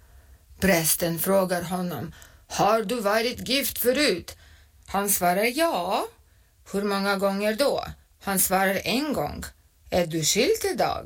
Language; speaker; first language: Swedish; non-native, fluent; Russian